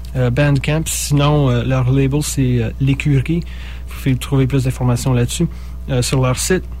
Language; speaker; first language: French; native; French